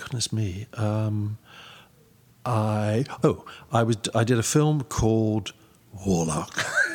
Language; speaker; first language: English; native; English